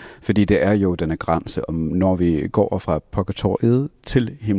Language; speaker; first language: Danish; non-native, fluent; English